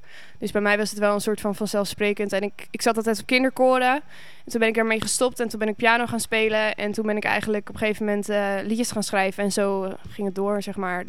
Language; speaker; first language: Dutch; native; Dutch